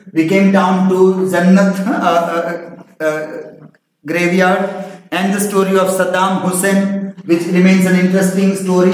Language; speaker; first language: English; non-native, local second language; Gujarati